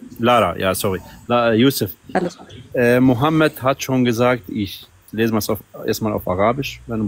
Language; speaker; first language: German; non-native, learner; Arabic